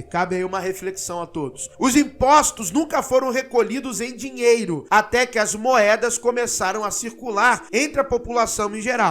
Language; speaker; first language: Portuguese; native; Portuguese